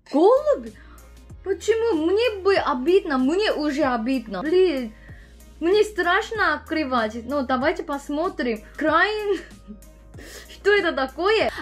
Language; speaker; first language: Russian; non-native, learner; Korean